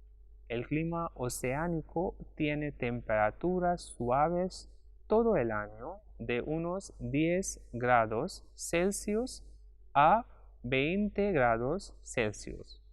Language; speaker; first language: Spanish; non-native, fluent; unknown